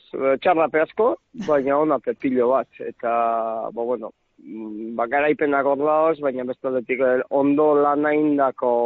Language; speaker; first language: Basque; native; Basque